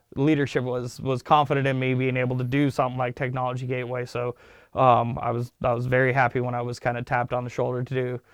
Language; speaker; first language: English; early bilingual, other home language; Turkish